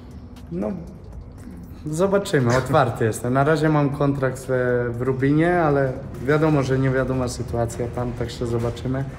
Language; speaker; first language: Polish; non-native, fluent; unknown